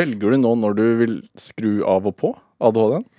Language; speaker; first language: Norwegian; native; Norwegian